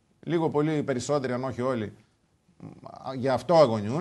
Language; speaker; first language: Greek; native; Greek